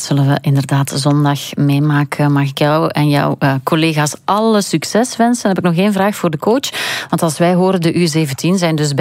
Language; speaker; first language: Dutch; native; Dutch